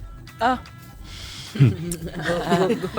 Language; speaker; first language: English; non-native, learner; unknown